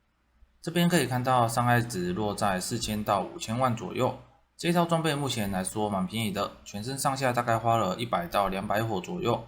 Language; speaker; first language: Chinese; native; Chinese